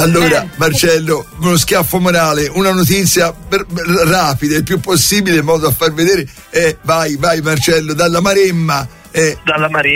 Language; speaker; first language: Italian; native; Italian